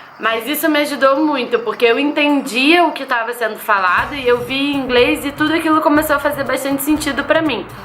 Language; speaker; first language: Portuguese; native; Portuguese